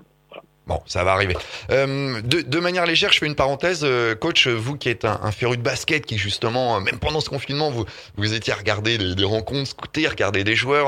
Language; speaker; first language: French; native; French